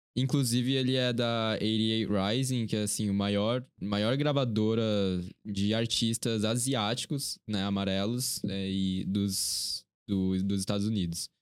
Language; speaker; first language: Portuguese; early bilingual, other home language; Korean